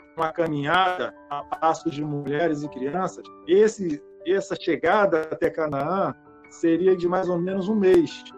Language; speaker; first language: Portuguese; native; Portuguese